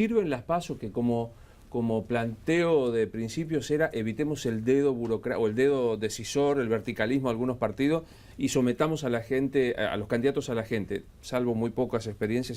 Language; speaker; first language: Spanish; native; Spanish